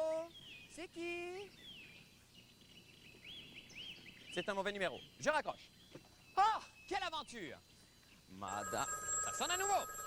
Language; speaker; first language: French; native; French